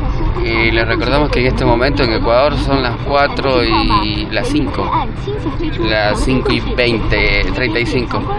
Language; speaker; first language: Spanish; native; Spanish